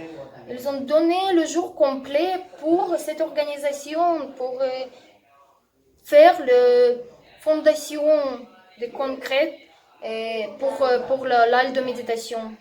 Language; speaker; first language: French; non-native, learner; Russian